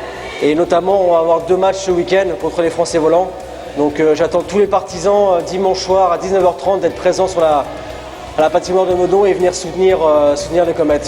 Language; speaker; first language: French; native; French